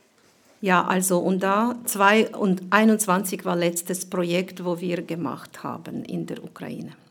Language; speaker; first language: German; non-native, fluent; Ukrainian